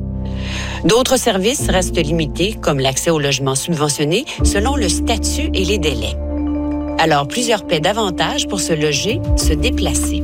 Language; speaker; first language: French; native; French